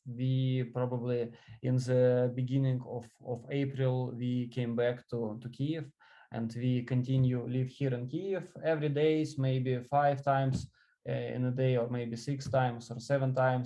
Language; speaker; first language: English; non-native, learner; Ukrainian